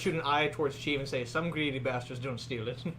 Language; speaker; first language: English; native; English